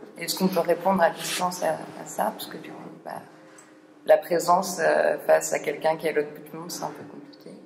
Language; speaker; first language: French; native; French